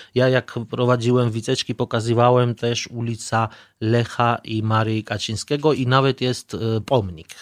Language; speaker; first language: Polish; non-native, fluent; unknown